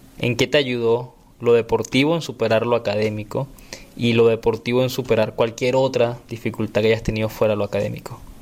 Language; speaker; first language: Spanish; native; Spanish